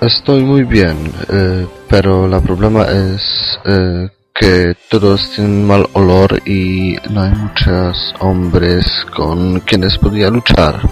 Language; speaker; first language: Spanish; non-native, learner; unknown